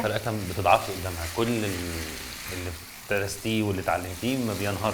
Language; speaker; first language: Arabic; native; Arabic